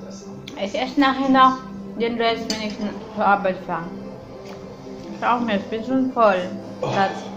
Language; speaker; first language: German; non-native, learner; Filipino